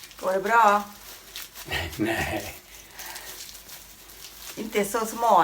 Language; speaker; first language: Swedish; non-native, learner; Thai